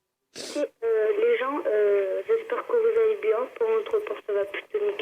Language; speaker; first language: French; native; French